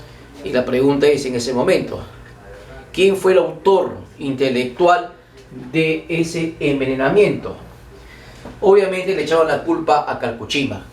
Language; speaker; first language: Spanish; native; Spanish